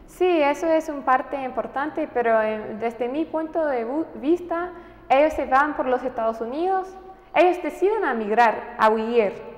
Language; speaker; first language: Spanish; non-native, fluent; English